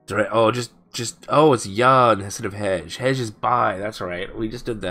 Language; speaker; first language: English; native; English